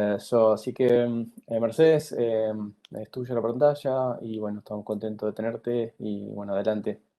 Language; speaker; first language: Spanish; native; Spanish